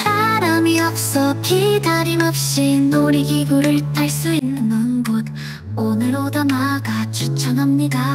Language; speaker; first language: Korean; non-native, learner; Japanese